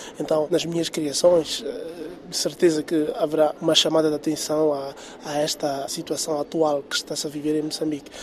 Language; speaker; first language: Portuguese; non-native, local second language; Tsonga